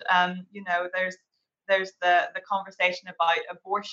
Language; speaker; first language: English; native; English